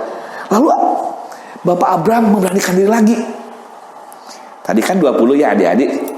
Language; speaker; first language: Indonesian; native; Indonesian